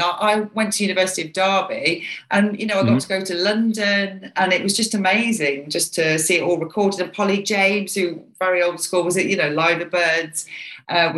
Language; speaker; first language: English; native; English